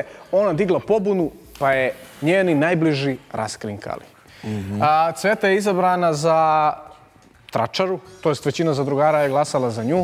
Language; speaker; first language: Serbian; native; Serbian